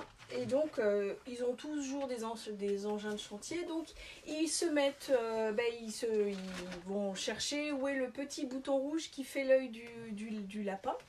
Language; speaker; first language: French; native; French